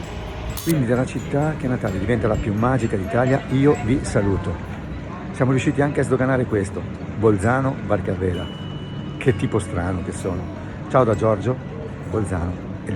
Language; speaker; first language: Italian; native; Italian